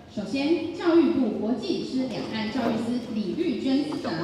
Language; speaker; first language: Chinese; native; Chinese